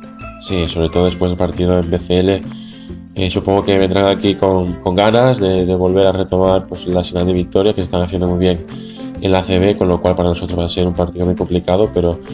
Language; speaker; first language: Spanish; native; Spanish